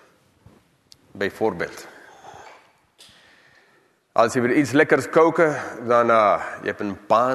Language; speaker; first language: Dutch; non-native, fluent; English